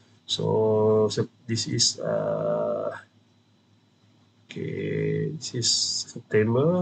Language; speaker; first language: English; non-native, local second language; Malay